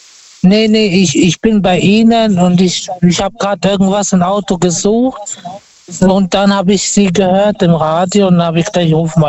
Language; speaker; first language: German; non-native, learner; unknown